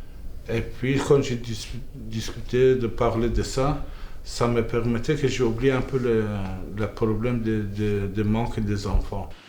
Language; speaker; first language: French; non-native, fluent; Persian